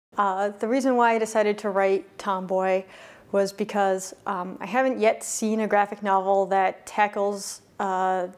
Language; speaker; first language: English; native; English